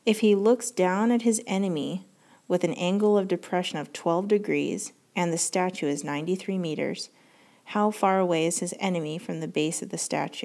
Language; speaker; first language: English; native; English